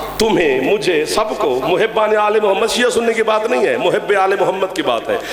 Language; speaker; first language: Urdu; non-native, local second language; Punjabi